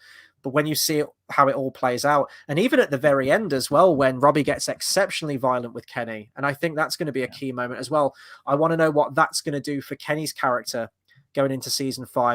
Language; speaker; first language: English; native; English